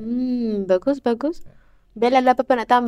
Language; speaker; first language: Malay; native; Malay